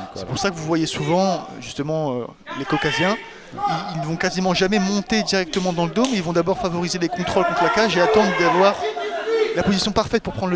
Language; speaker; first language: French; native; French